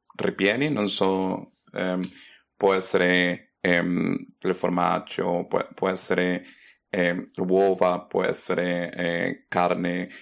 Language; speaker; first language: Italian; non-native, fluent; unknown